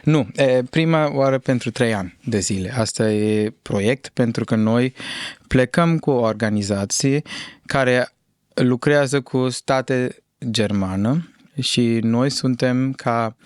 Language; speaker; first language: Romanian; non-native, fluent; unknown